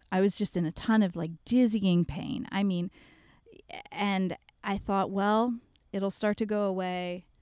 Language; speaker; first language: English; native; English